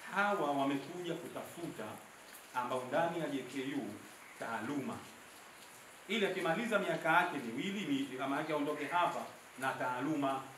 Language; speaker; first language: Swahili; native; Swahili